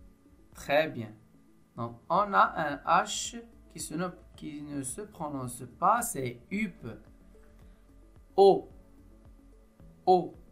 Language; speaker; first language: French; non-native, local second language; Arabic